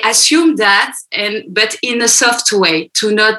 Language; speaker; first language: English; non-native, fluent; French